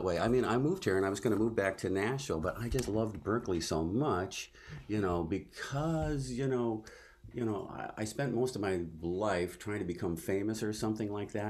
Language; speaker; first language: English; native; English